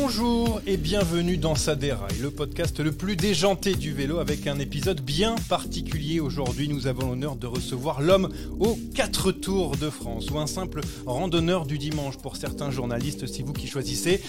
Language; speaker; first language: French; native; French